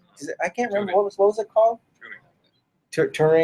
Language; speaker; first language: English; native; English